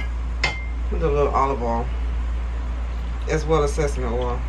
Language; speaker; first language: English; native; English